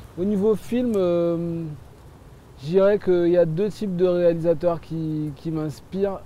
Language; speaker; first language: French; early bilingual, other home language; Haitian Creole